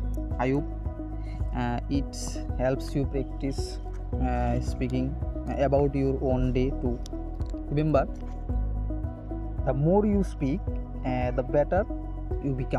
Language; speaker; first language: English; non-native, learner; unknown